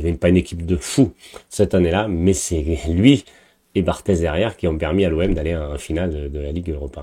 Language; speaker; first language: French; native; French